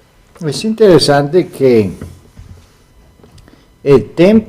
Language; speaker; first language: Spanish; non-native, fluent; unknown